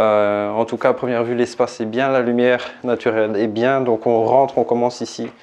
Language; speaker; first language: French; native; French